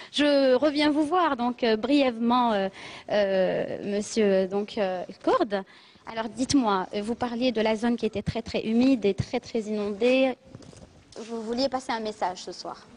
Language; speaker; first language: French; non-native, local second language; Arabic